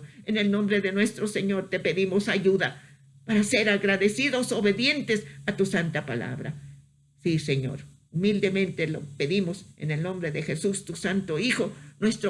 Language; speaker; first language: Spanish; native; Spanish